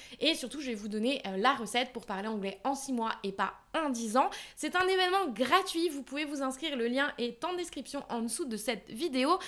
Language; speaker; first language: French; native; French